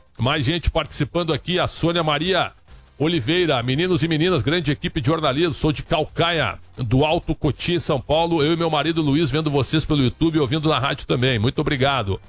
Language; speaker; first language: Portuguese; native; Portuguese